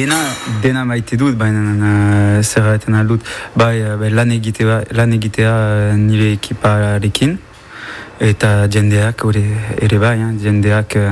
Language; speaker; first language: Basque; non-native, local second language; French